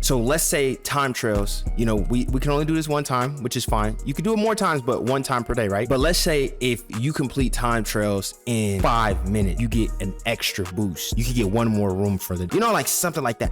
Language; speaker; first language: English; native; English